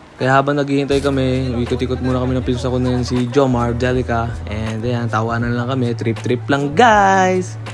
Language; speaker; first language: Filipino; early bilingual, heritage; Filipino